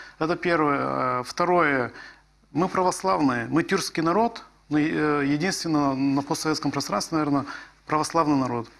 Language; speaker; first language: Russian; non-native, local second language; Gagauz